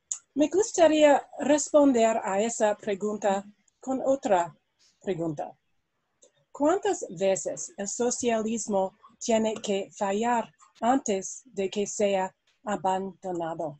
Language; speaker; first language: Spanish; non-native, learner; English